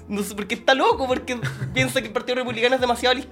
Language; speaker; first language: Spanish; native; Spanish